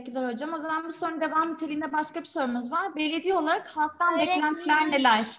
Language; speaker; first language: Turkish; native; Turkish